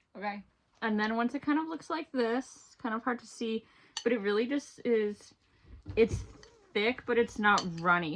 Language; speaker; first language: English; native; English